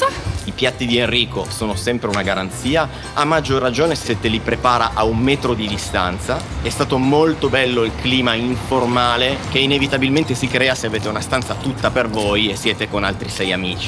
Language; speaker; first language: Italian; native; Italian